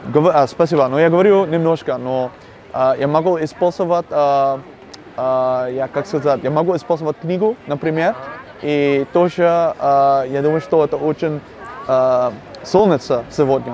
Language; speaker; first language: Russian; non-native, learner; Dutch